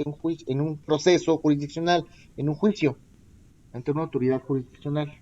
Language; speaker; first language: Spanish; native; Spanish